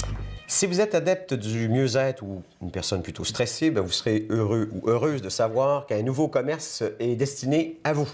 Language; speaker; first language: French; native; French